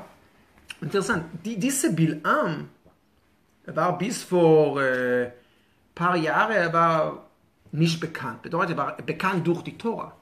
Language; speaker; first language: German; non-native, fluent; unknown